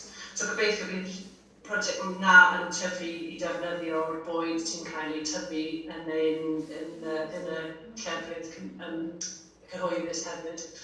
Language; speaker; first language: Welsh; non-native, fluent; English